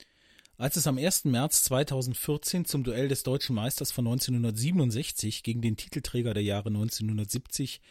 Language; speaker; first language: German; native; German